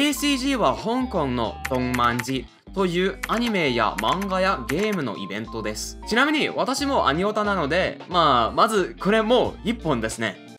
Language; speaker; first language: Japanese; non-native, fluent; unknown